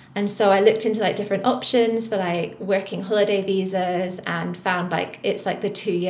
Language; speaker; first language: English; native; English